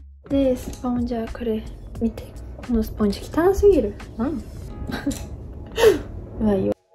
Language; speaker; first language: Japanese; non-native, learner; Portuguese